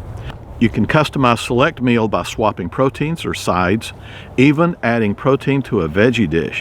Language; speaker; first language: English; native; English